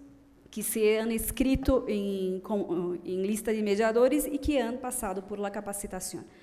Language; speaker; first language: Spanish; non-native, fluent; Portuguese